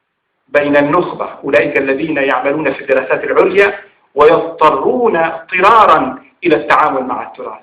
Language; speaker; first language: Arabic; native; Arabic